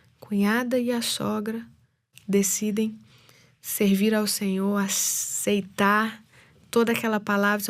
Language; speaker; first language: Portuguese; native; Portuguese